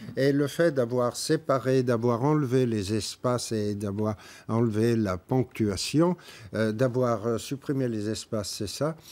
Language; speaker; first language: French; native; French